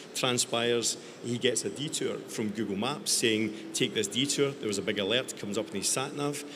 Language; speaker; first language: English; native; English